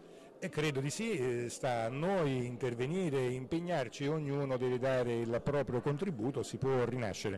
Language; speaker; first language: Italian; native; Italian